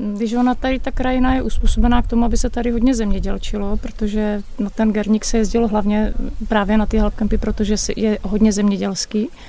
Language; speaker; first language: Czech; native; Czech